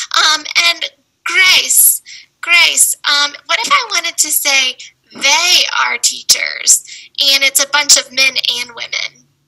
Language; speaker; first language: English; native; English